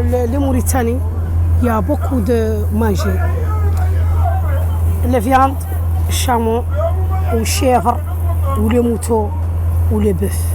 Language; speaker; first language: French; non-native, learner; Arabic